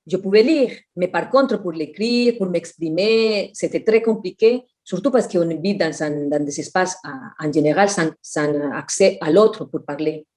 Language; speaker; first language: French; non-native, fluent; Spanish